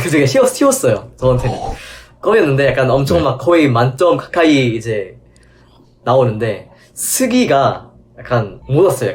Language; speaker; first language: Korean; non-native, fluent; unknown